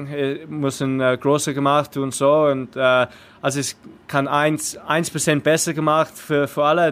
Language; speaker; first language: German; non-native, learner; English